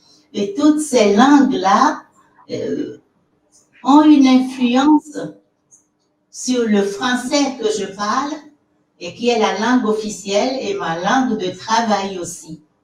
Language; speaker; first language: French; non-native, local second language; Fon